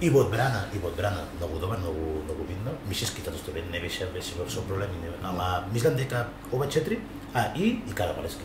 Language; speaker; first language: Macedonian; non-native, learner; Spanish